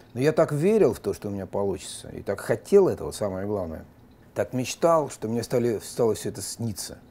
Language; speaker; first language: Russian; native; Russian